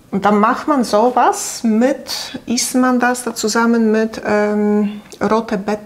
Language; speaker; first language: German; non-native, fluent; Polish